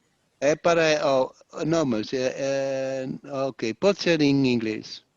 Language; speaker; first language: Portuguese; non-native, fluent; Dutch